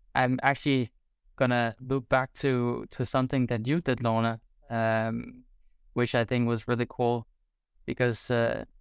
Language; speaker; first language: English; non-native, fluent; Portuguese